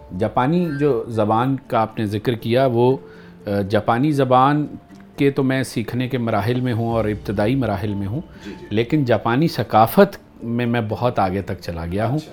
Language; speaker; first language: Urdu; native; Urdu